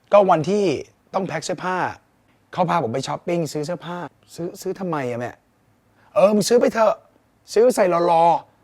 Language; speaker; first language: Thai; native; Thai